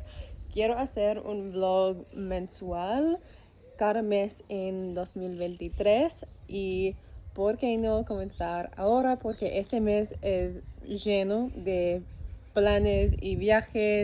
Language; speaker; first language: Spanish; non-native, learner; English